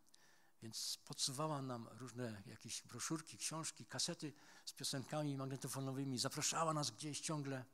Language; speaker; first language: Polish; native; Polish